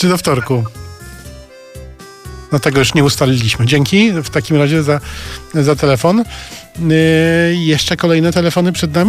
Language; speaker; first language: Polish; native; Polish